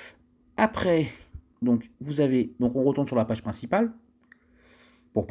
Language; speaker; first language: French; native; French